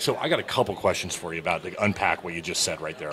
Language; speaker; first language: English; native; English